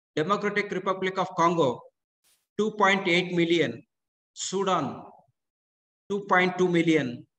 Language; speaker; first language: English; non-native, local second language; Kannada